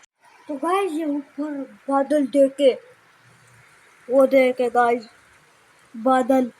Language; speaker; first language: Hindi; non-native, local second language; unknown